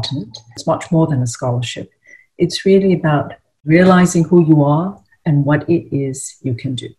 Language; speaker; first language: English; native; English